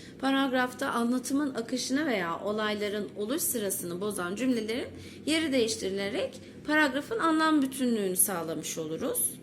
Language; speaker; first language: Turkish; native; Turkish